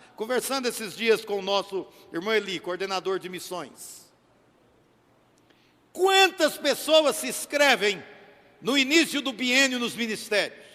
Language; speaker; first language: Portuguese; native; Portuguese